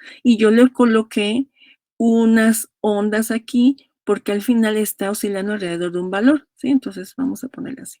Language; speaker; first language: Spanish; native; Spanish